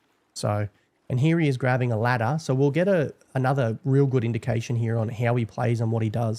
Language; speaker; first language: English; native; English